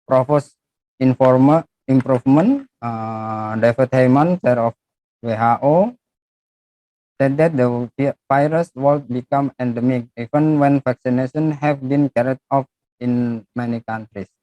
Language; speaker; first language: English; non-native, fluent; Indonesian